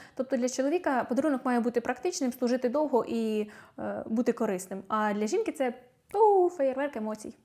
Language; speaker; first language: Ukrainian; native; Ukrainian